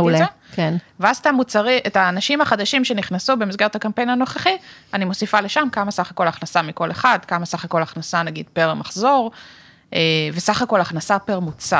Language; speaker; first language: Hebrew; native; Hebrew